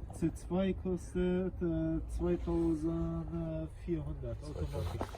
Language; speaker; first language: German; non-native, learner; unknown